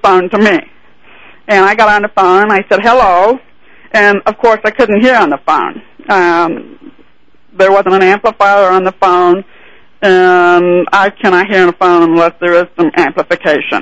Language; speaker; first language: English; native; English